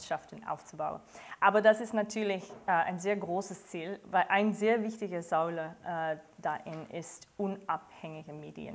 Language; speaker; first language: German; non-native, fluent; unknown